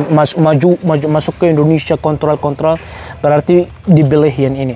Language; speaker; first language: Indonesian; non-native, fluent; Arabic